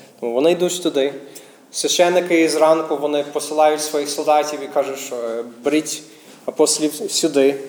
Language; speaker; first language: Ukrainian; non-native, fluent; English